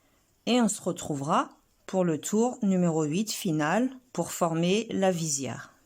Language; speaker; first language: French; native; French